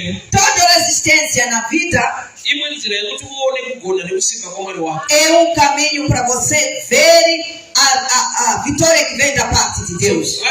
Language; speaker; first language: Portuguese; non-native, local second language; Shona